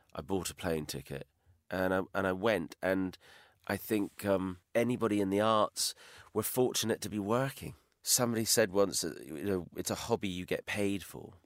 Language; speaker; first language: English; native; English